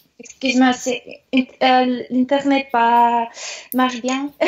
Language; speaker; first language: French; non-native, learner; Russian